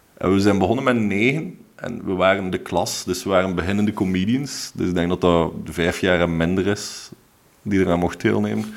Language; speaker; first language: Dutch; native; Dutch